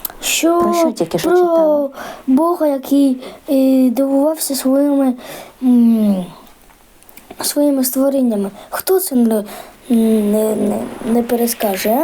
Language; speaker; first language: Ukrainian; non-native, local second language; Russian